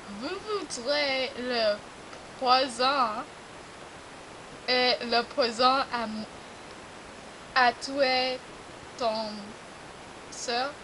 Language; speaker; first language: French; non-native, learner; English